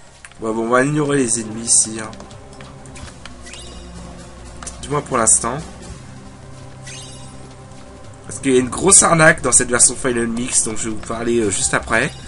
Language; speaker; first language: French; native; French